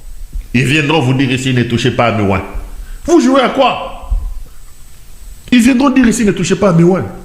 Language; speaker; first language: French; non-native, local second language; Lingala